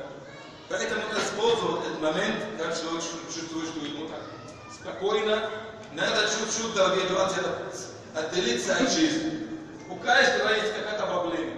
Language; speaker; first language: Russian; non-native, fluent; Arabic